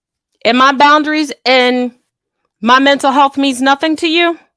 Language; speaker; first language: English; native; English